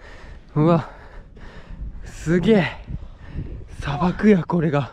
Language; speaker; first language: Japanese; native; Japanese